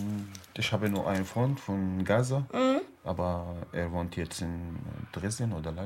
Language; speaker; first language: German; non-native, learner; Arabic